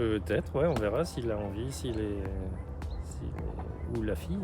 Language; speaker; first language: French; native; French